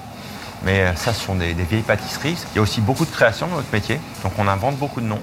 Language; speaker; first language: French; native; French